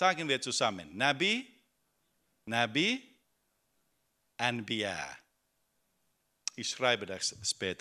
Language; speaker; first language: German; non-native, fluent; Finnish